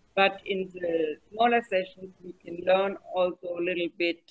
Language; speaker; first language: English; non-native, fluent; German